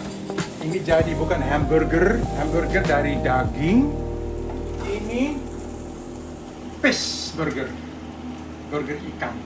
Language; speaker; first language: Indonesian; early bilingual, heritage; Dutch